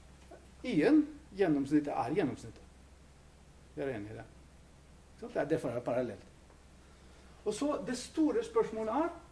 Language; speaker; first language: Norwegian; non-native, fluent; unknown